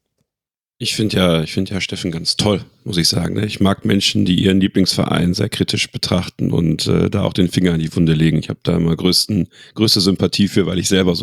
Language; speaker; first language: German; native; German